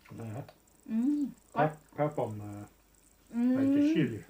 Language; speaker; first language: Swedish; non-native, learner; Thai